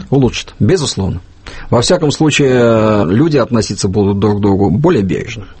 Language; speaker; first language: Russian; native; Russian